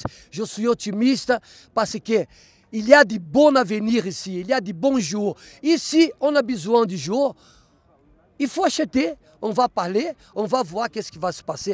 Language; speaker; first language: French; non-native, fluent; Portuguese